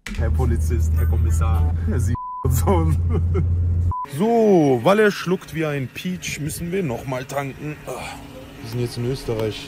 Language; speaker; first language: German; early bilingual, other home language; Turkish